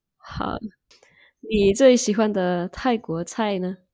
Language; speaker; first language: Chinese; non-native, learner; Indonesian